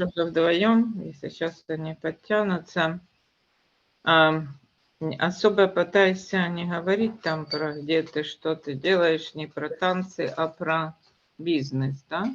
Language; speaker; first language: Russian; native; Russian